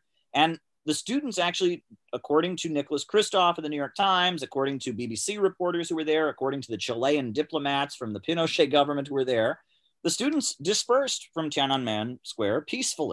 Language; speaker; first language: English; native; English